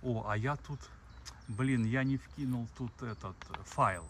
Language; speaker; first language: Russian; non-native, local second language; Belarusian